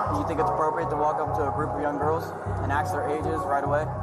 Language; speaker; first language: English; native; English